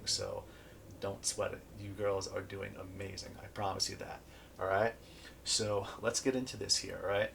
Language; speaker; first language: English; native; English